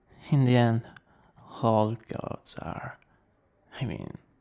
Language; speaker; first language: English; non-native, fluent; Italian